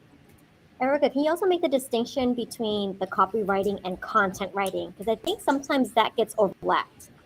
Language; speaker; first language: English; native; English